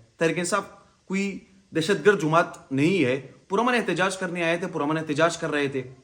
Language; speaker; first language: Urdu; non-native, local second language; Pashto